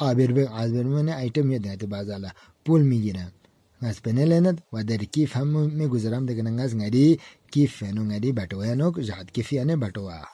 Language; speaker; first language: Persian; non-native, fluent; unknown